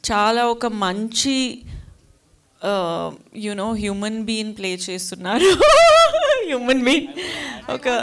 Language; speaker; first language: Telugu; non-native, learner; Hindi